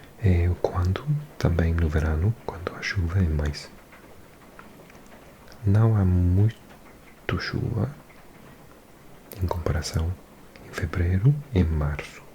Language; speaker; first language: Portuguese; non-native, learner; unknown